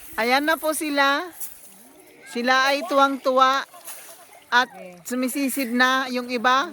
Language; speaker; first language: Filipino; non-native, local second language; Waray